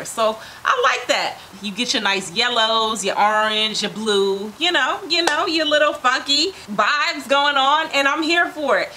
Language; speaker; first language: English; native; English